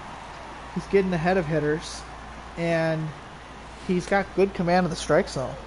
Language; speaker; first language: English; native; English